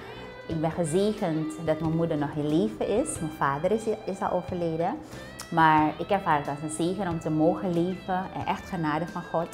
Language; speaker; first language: Dutch; native; Dutch